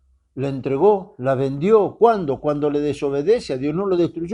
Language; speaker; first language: Spanish; native; Spanish